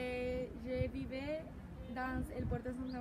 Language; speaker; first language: French; non-native, learner; Spanish